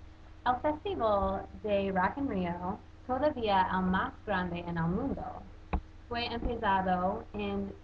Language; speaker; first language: Spanish; non-native, learner; English